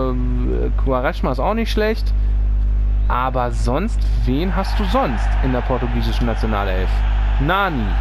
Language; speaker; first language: German; native; German